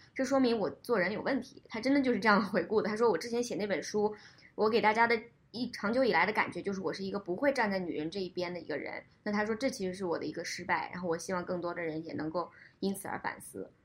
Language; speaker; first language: Chinese; native; Chinese